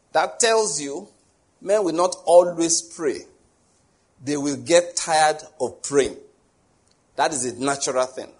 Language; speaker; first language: English; non-native, local second language; Yoruba